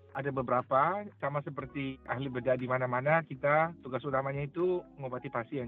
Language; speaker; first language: Indonesian; native; Indonesian